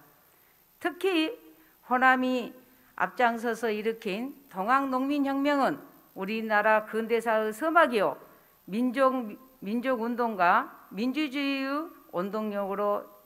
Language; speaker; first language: Korean; native; Korean